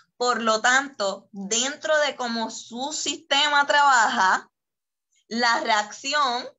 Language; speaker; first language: Spanish; native; Spanish